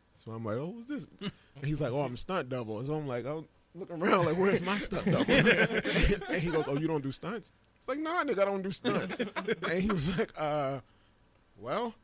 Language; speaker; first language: English; native; English